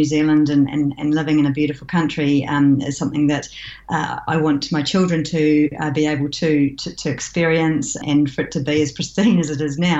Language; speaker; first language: English; native; English